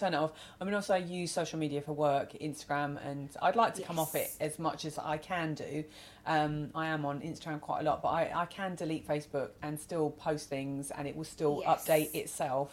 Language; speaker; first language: English; native; English